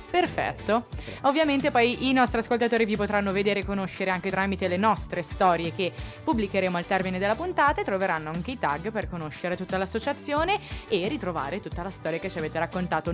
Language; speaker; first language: Italian; native; Italian